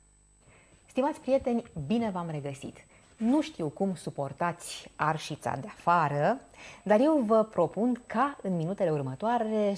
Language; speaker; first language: Romanian; native; Romanian